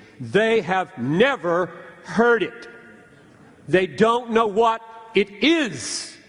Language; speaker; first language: English; native; English